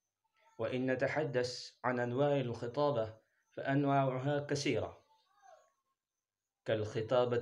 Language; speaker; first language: Arabic; non-native, fluent; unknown